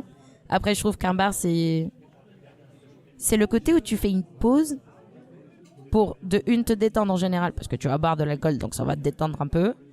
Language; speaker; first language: French; non-native, fluent; Spanish